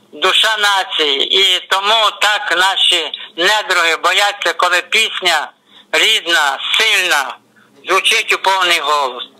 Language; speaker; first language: Ukrainian; native; Ukrainian